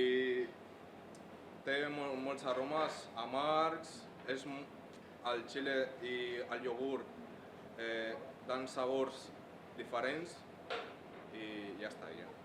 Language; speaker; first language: Catalan; non-native, learner; Romanian